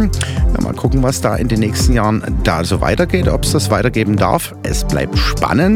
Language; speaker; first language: German; native; German